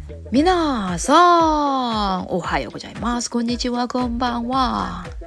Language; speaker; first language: Japanese; non-native, learner; Korean